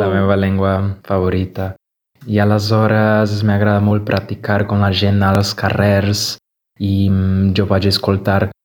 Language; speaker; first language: Catalan; non-native, learner; Portuguese